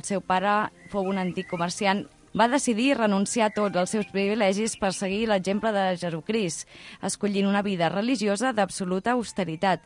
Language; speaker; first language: Catalan; native; Catalan